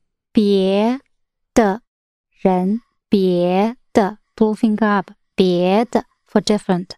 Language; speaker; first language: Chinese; non-native, learner; English